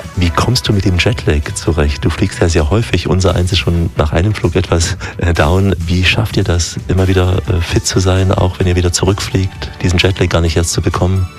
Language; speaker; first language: German; native; German